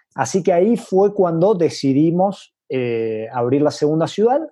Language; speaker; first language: Spanish; native; Spanish